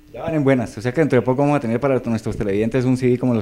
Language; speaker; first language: Spanish; native; Spanish